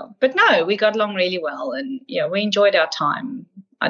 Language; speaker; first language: English; native; English